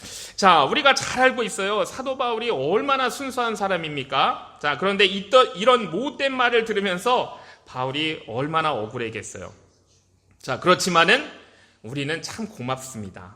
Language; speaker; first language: Korean; native; Korean